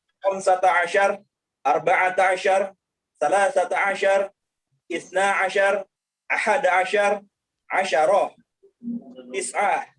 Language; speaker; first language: Arabic; non-native, learner; Indonesian